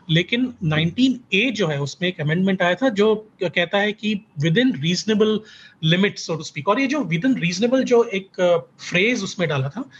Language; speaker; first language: Hindi; native; Hindi